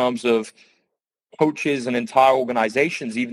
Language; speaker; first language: English; native; English